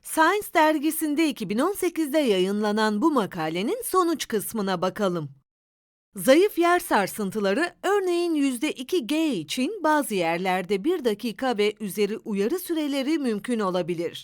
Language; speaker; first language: Turkish; native; Turkish